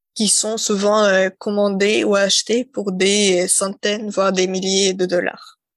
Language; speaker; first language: French; non-native, fluent; Russian